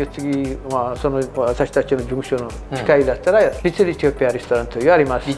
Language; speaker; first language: Japanese; non-native, fluent; Amharic